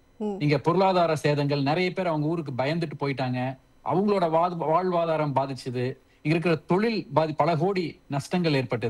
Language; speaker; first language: Tamil; native; Tamil